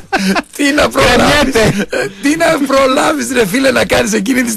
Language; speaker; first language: Greek; native; Greek